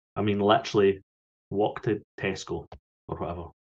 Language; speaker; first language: English; native; English